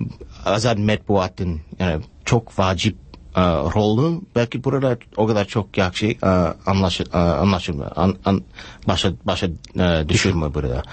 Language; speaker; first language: Turkish; non-native, fluent; English